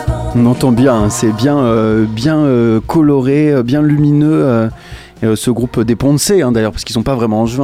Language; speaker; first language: French; native; French